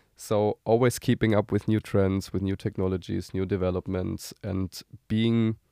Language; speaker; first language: English; non-native, fluent; German